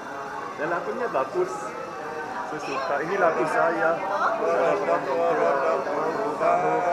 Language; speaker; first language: Indonesian; non-native, fluent; German